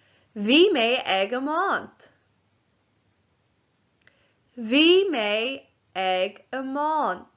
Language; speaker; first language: Irish; non-native, local second language; English